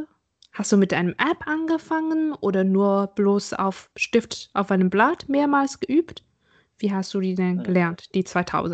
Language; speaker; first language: German; non-native, fluent; Chinese